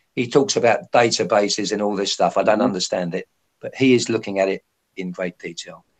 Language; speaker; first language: English; native; English